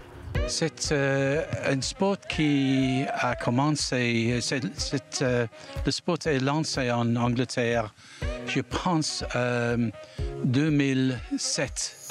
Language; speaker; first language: French; non-native, learner; English